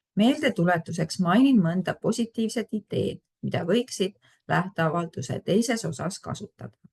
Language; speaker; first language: Estonian; native; Estonian